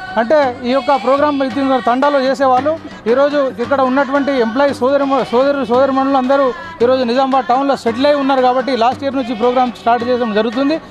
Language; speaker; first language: Telugu; non-native, local second language; Lambadi